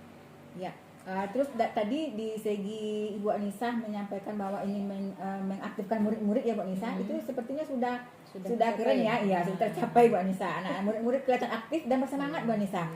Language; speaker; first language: Indonesian; native; Indonesian